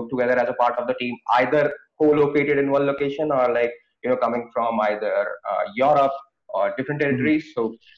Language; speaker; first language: English; non-native, local second language; Hindi